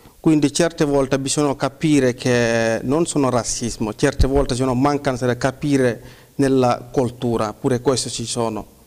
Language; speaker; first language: Italian; non-native, learner; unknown